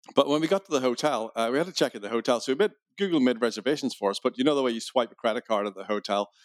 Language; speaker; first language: English; native; English